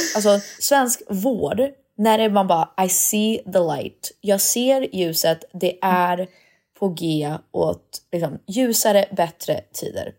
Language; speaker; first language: Swedish; early bilingual, heritage; Swedish